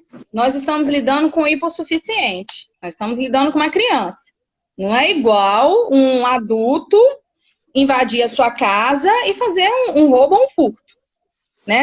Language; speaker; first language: Portuguese; native; Portuguese